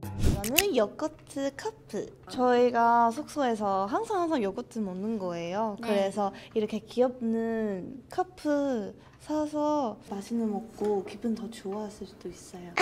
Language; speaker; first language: Korean; non-native, learner; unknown